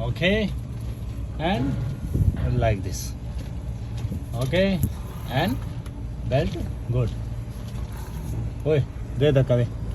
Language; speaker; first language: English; non-native, learner; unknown